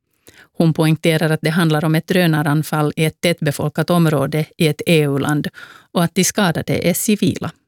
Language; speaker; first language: Swedish; native; Swedish